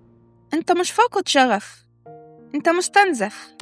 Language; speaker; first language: Arabic; native; Arabic